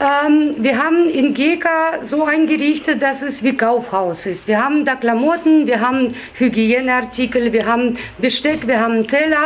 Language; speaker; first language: German; non-native, fluent; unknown